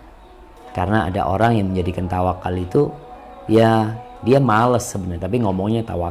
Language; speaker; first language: Indonesian; native; Indonesian